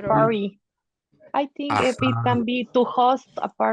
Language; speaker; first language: English; non-native, fluent; Spanish